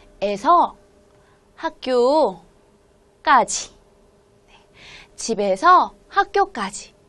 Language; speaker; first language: Korean; non-native, fluent; Hmong